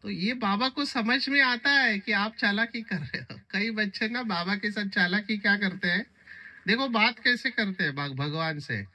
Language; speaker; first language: Hindi; non-native, local second language; Marathi